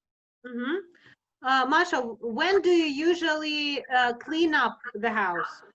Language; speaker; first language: English; non-native, fluent; Russian